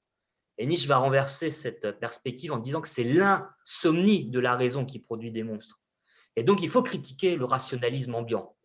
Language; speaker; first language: French; native; French